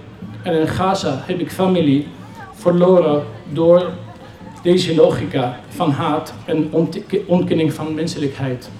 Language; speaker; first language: Dutch; non-native, fluent; Arabic